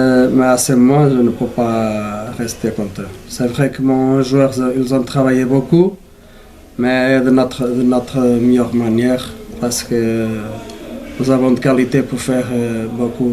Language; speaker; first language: French; non-native, learner; Portuguese